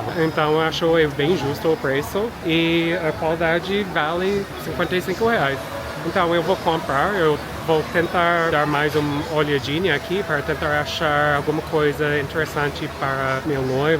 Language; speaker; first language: Portuguese; non-native, fluent; English